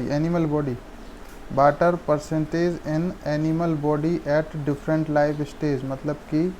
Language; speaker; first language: Hindi; native; Hindi